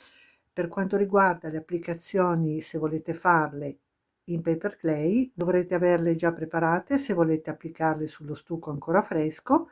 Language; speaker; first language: Italian; native; Italian